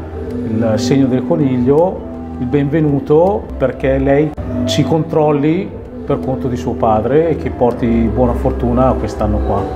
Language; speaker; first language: Italian; early bilingual, other home language; Khmer